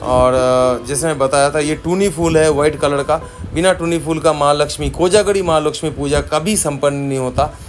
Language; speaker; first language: Hindi; non-native, local second language; Bangla